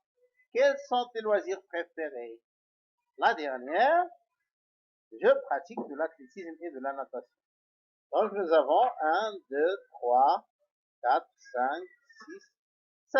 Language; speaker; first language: French; non-native, local second language; Arabic